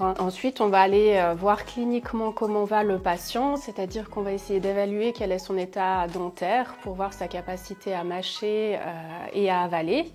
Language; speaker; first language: French; native; French